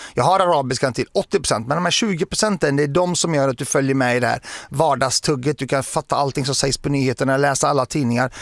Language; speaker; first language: Swedish; early bilingual, other home language; Arabic